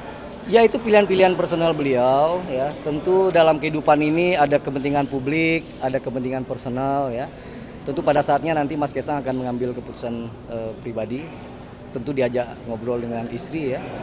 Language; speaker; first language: Indonesian; native; Indonesian